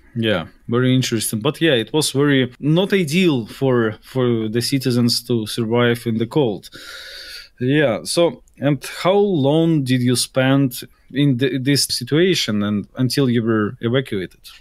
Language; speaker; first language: English; non-native, fluent; Russian